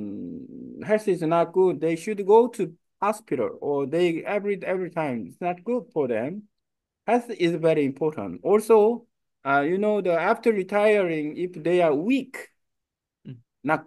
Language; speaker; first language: English; non-native, learner; Korean